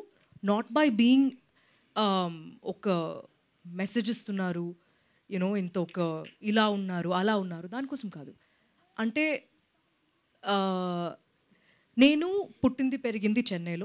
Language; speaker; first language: Telugu; non-native, local second language; Malayalam